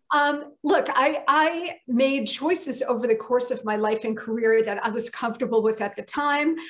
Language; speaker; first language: English; native; English